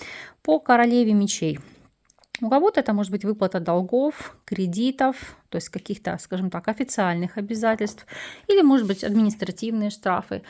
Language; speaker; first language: Russian; native; Russian